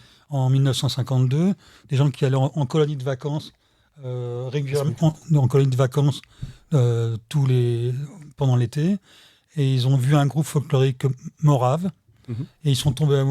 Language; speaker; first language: French; native; French